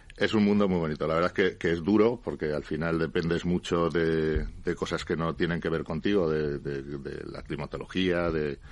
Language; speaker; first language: Spanish; native; Spanish